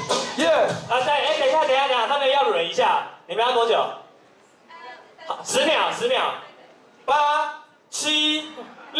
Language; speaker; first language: Chinese; native; Chinese